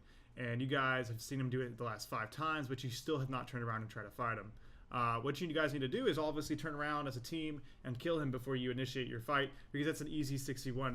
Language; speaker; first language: English; native; English